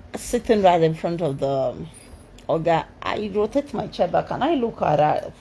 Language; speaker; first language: English; non-native, local second language; Yoruba